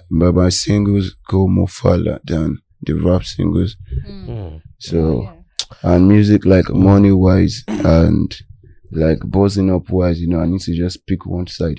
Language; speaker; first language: English; non-native, local second language; Yoruba